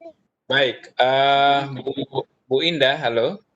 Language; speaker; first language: Indonesian; native; Indonesian